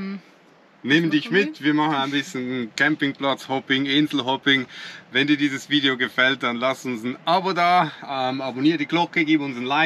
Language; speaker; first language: German; native; German